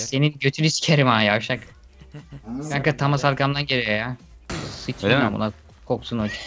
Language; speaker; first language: Turkish; native; Turkish